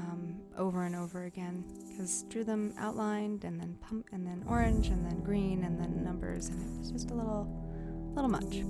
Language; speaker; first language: English; native; English